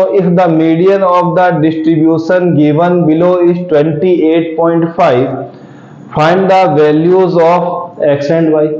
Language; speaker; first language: Hindi; native; Hindi